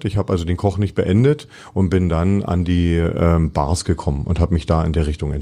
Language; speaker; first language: German; native; German